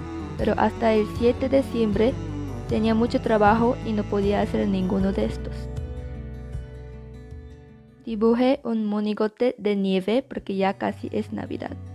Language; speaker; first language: Spanish; non-native, learner; Korean